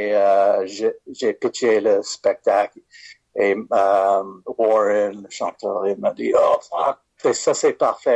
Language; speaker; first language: French; non-native, fluent; English